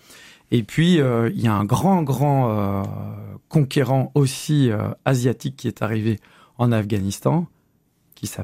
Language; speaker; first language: French; native; French